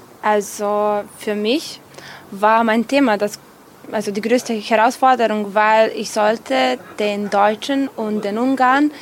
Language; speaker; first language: German; non-native, fluent; Serbian